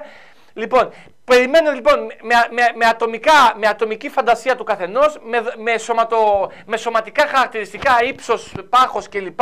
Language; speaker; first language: Greek; native; Greek